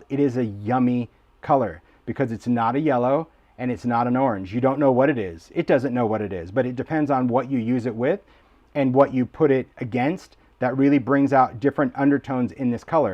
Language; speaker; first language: English; native; English